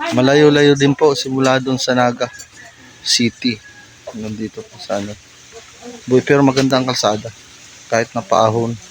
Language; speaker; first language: Filipino; non-native, local second language; Bikol